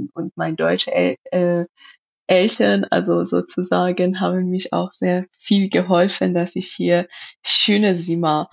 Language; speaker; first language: German; non-native, learner; Persian